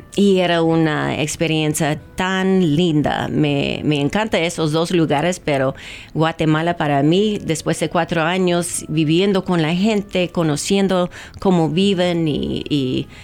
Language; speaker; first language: Spanish; non-native, fluent; English